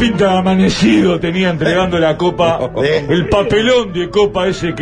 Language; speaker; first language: Spanish; native; Spanish